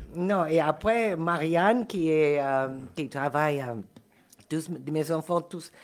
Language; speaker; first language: French; non-native, fluent; Spanish